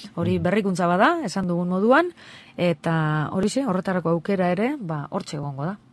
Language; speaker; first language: Basque; native; Basque